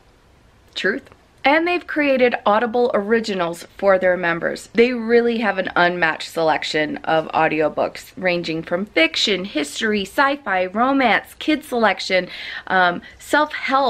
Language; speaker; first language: English; native; English